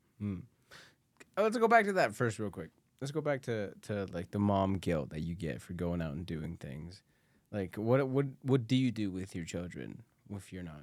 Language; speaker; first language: English; early bilingual, other home language; Spanish